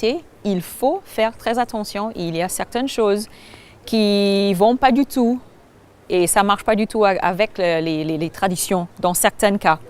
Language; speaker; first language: French; non-native, fluent; English